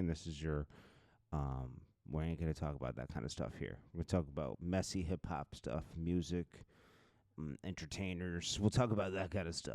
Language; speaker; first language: English; native; English